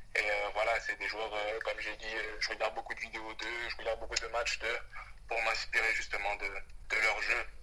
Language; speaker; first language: French; early bilingual, other home language; Wolof